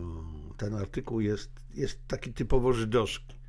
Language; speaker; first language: Polish; native; Polish